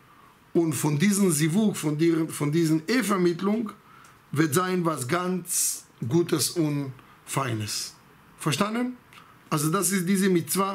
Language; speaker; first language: German; non-native, fluent; Hebrew